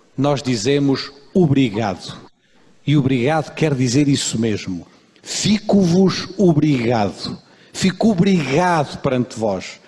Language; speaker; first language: Portuguese; native; Portuguese